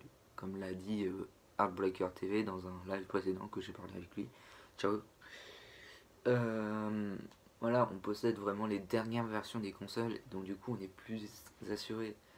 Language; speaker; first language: French; native; French